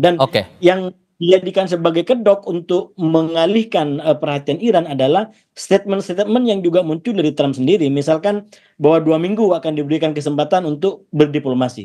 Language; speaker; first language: Indonesian; native; Indonesian